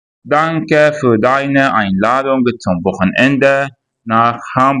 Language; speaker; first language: German; non-native, fluent; Arabic